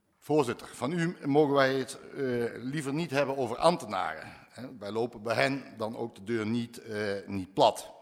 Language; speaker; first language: Dutch; native; Dutch